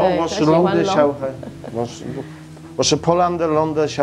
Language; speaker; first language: Chinese; non-native, learner; Polish